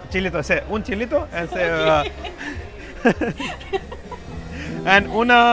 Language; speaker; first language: Spanish; non-native, learner; Hindi